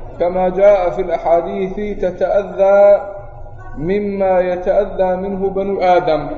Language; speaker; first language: Arabic; non-native, local second language; Somali